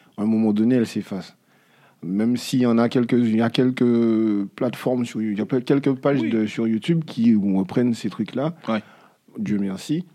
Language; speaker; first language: French; native; French